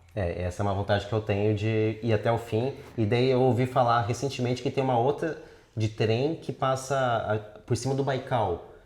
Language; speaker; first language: Portuguese; native; Portuguese